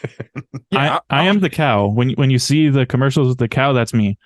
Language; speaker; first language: English; native; English